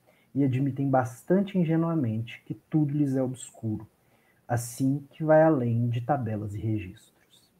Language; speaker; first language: Portuguese; native; Portuguese